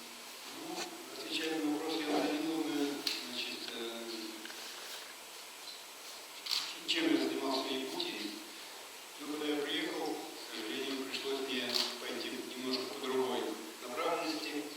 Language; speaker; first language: Russian; native; Russian